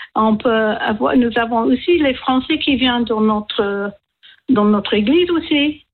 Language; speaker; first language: French; non-native, learner; English